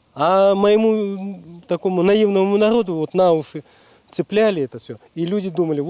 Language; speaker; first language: Russian; native; Russian